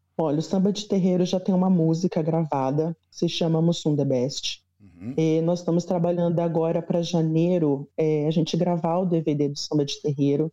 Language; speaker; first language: Portuguese; native; Portuguese